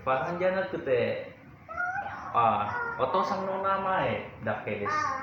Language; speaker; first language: Japanese; non-native, learner; Indonesian